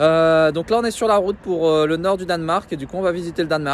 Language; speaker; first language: French; native; French